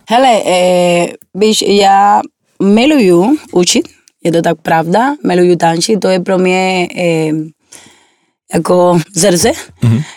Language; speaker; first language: Czech; non-native, learner; Spanish